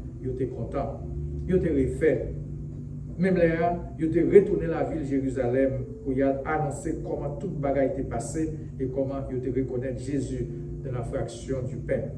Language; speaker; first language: French; non-native, local second language; Haitian Creole